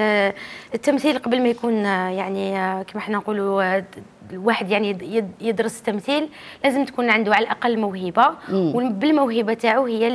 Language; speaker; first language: Arabic; native; Arabic